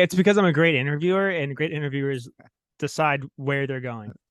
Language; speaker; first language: English; native; English